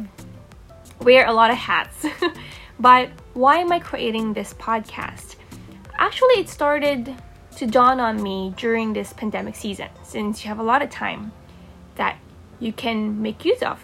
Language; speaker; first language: English; non-native, local second language; Filipino